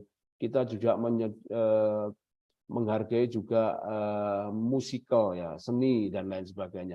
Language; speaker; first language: Indonesian; native; Indonesian